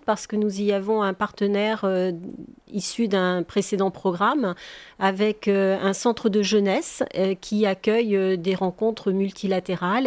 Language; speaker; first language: French; native; French